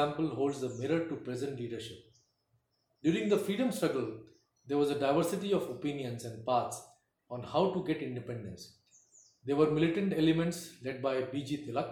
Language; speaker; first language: English; non-native, local second language; Hindi